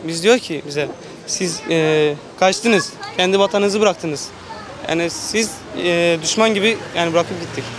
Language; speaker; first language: Turkish; non-native, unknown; Arabic